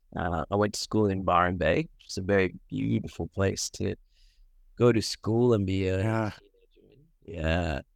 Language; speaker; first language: English; early bilingual, other home language; Sinhala